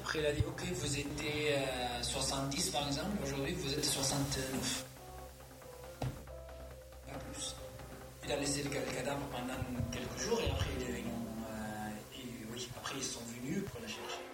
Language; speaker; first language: French; non-native, learner; Arabic